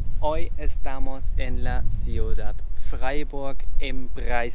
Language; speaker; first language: Spanish; non-native, fluent; German